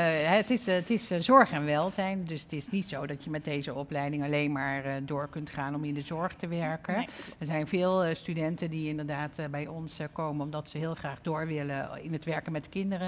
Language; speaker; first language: Dutch; native; Dutch